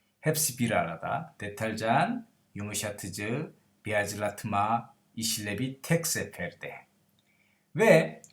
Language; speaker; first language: Turkish; non-native, learner; Korean